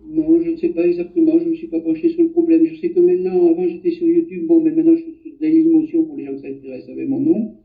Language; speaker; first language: French; native; French